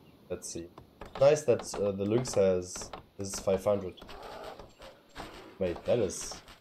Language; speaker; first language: English; non-native, fluent; German